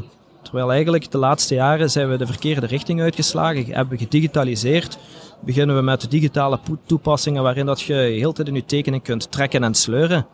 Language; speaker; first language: Dutch; native; Dutch